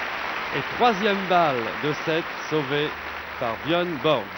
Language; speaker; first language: French; native; French